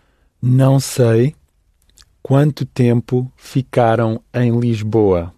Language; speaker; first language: Portuguese; non-native, learner; English